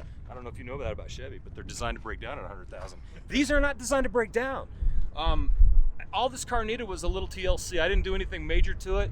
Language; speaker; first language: English; native; English